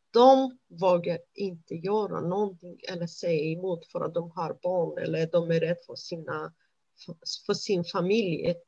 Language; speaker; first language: Swedish; non-native, fluent; Romany